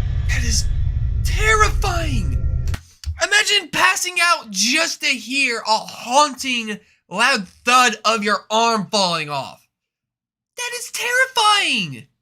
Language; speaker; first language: English; native; English